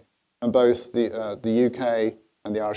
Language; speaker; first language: English; native; English